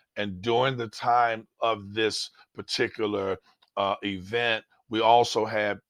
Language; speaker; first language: English; native; English